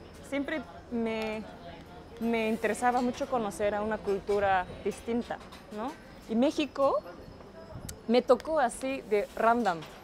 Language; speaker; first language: Spanish; non-native, fluent; Japanese